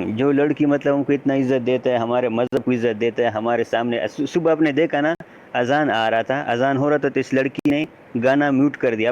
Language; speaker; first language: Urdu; non-native, local second language; Pashto